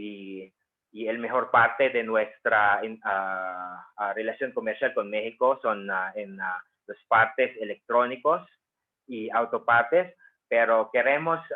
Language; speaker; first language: Spanish; non-native, fluent; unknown